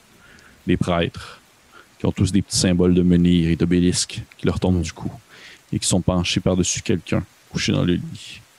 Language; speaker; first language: French; native; French